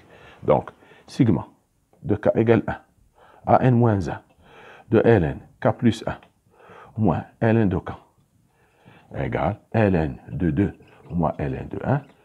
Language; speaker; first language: French; non-native, local second language; Arabic